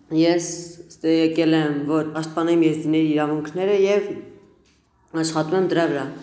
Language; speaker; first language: Armenian; non-native, local second language; Kurdish